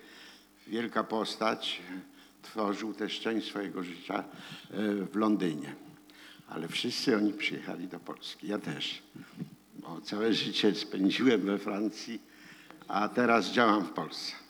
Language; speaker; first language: Polish; early bilingual, heritage; Polish